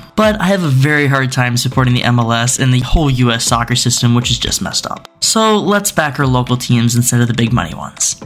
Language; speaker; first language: English; native; English